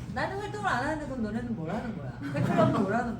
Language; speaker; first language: Korean; native; Korean